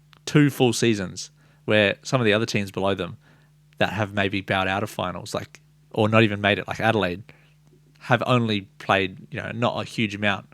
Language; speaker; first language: English; native; English